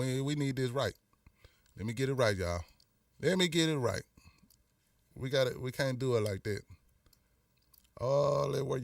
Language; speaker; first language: English; native; English